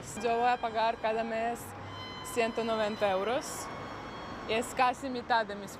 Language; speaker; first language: Spanish; non-native, fluent; Serbian